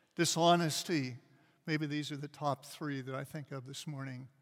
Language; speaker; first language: English; native; English